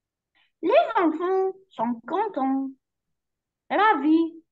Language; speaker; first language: French; non-native, learner; Arabic